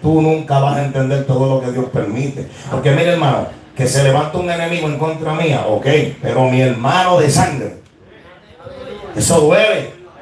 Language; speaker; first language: Spanish; early bilingual, heritage; Spanish